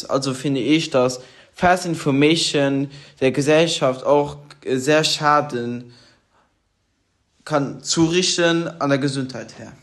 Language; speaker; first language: German; non-native, local second language; Luxembourgish